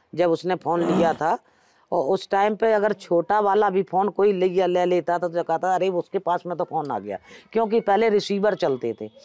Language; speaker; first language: Hindi; native; Hindi